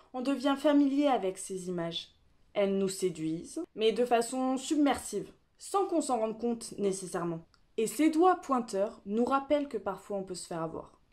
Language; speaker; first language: French; native; French